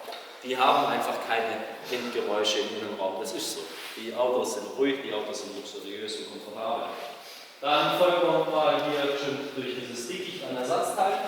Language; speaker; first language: German; native; German